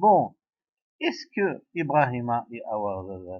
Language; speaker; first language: French; non-native, local second language; Arabic